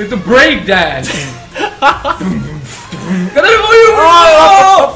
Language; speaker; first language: Finnish; native; Finnish